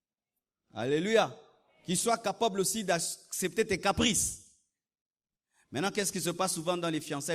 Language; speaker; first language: French; non-native, local second language; Lingala